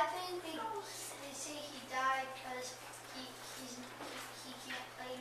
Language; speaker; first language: English; native; English